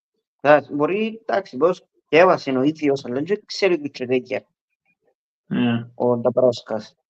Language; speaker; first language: Greek; early bilingual, heritage; Greek